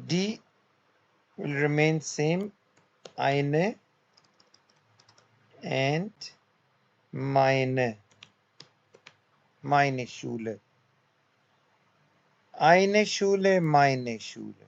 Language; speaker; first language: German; non-native, learner; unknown